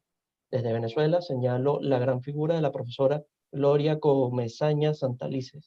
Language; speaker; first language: Spanish; native; Spanish